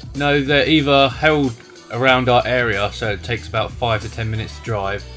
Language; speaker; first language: English; native; English